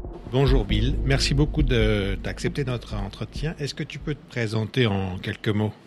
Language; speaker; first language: French; native; French